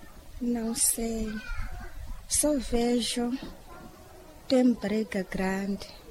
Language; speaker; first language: Portuguese; non-native, local second language; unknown